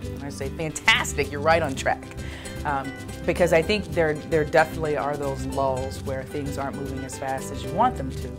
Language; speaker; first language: English; native; English